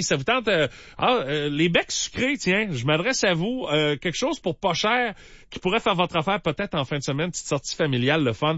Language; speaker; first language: French; native; French